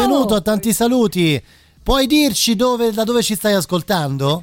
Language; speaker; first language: Italian; native; Italian